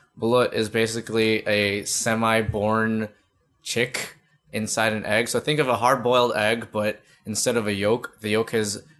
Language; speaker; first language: English; early bilingual, other home language; Filipino